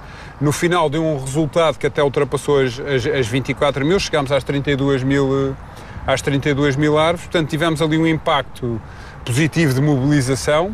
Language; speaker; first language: Portuguese; native; Portuguese